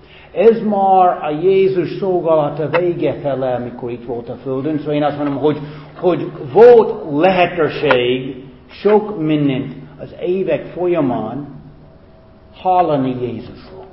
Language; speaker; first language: Hungarian; non-native, fluent; English